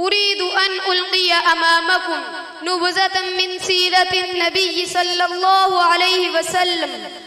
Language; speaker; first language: Arabic; non-native, learner; Urdu